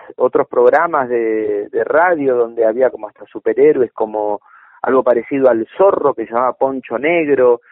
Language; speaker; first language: Spanish; native; Spanish